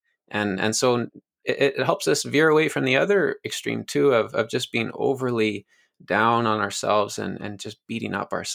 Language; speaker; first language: English; native; English